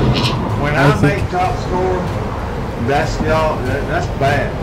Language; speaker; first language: English; native; English